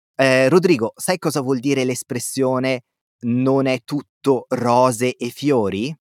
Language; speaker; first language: Italian; native; Italian